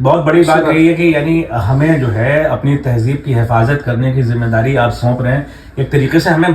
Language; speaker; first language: Hindi; native; Hindi